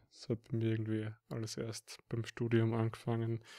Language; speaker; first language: German; native; German